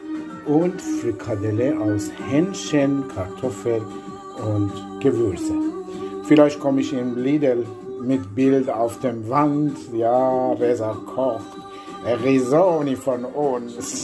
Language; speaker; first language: German; non-native, learner; Persian